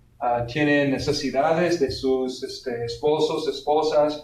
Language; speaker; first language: Spanish; non-native, fluent; English